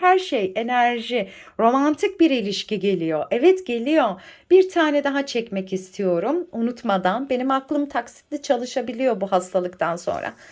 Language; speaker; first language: Turkish; native; Turkish